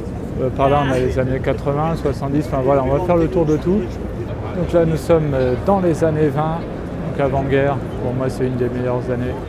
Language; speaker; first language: French; native; French